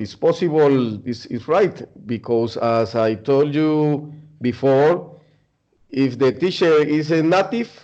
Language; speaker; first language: English; non-native, learner; Spanish